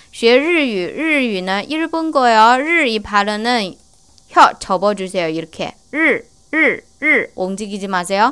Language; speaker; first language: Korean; non-native, learner; Chinese